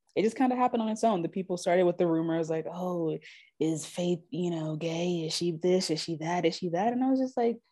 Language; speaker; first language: English; early bilingual, other home language; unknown